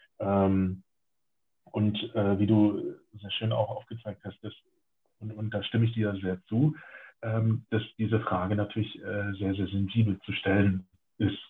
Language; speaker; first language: German; native; German